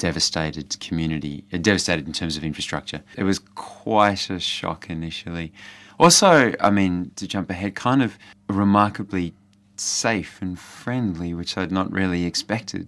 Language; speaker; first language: English; native; English